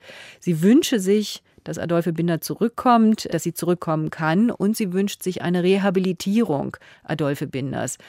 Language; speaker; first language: German; native; German